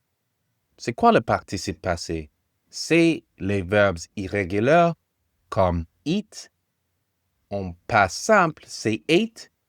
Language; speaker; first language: French; non-native, learner; English